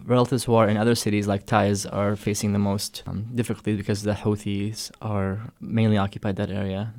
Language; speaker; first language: English; early bilingual, other home language; Arabic